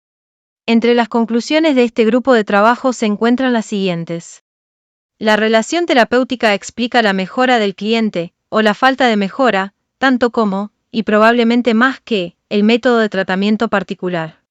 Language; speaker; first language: Spanish; native; Spanish